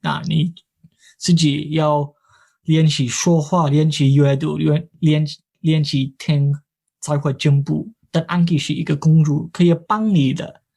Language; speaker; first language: Chinese; non-native, fluent; English